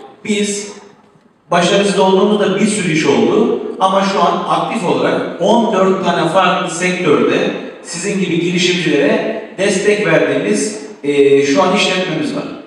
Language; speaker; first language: Turkish; native; Turkish